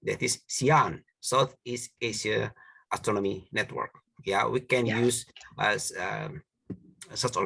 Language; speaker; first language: English; non-native, fluent; Indonesian